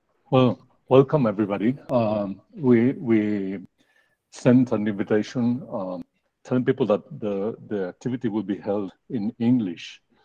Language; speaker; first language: English; non-native, fluent; Spanish